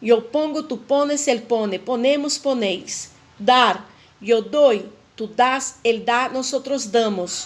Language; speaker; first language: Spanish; non-native, fluent; Portuguese